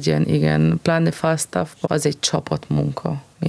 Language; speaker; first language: Hungarian; non-native, fluent; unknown